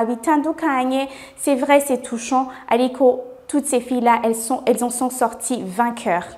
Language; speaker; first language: French; non-native, local second language; Rundi